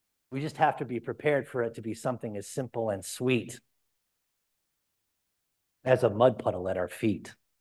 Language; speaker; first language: English; native; English